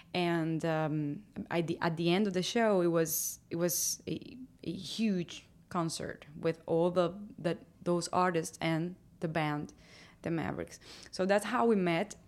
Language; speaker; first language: English; non-native, fluent; Spanish